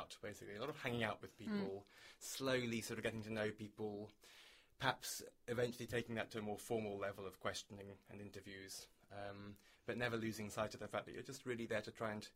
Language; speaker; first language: English; native; English